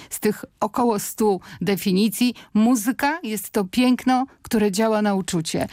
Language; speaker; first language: Polish; native; Polish